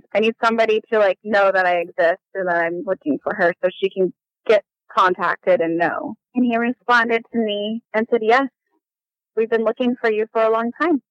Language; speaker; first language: English; native; English